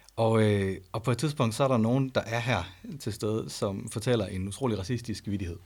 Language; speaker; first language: Danish; native; Danish